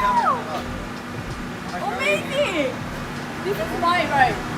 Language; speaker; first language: English; non-native, learner; Japanese